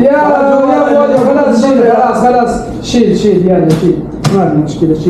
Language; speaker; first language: Arabic; non-native, learner; Urdu